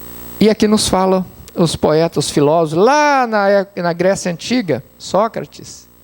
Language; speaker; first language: Portuguese; native; Portuguese